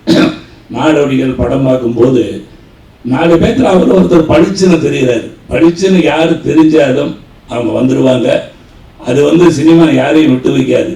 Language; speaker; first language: Tamil; native; Tamil